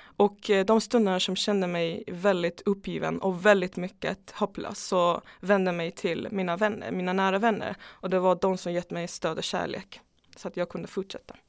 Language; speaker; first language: Swedish; non-native, fluent; Persian